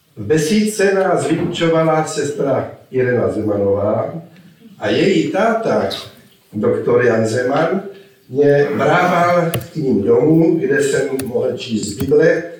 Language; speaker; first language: Czech; native; Czech